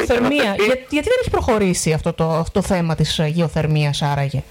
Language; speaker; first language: Greek; native; Greek